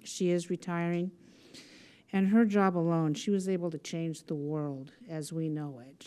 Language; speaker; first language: English; native; English